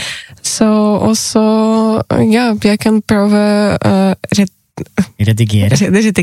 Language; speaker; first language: Norwegian; non-native, learner; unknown